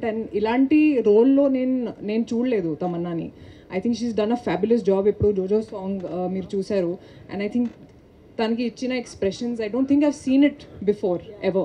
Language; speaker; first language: Telugu; non-native, local second language; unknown